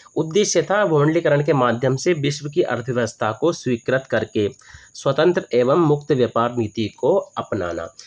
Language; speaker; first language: Hindi; native; Hindi